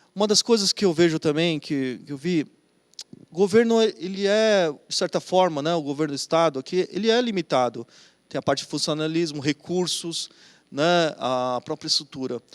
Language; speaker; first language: Portuguese; native; Portuguese